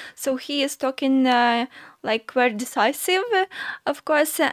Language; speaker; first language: English; non-native, fluent; Ukrainian